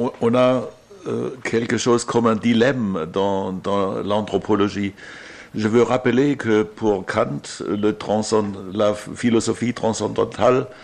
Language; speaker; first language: French; non-native, fluent; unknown